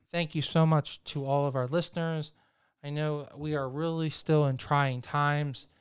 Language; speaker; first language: English; native; English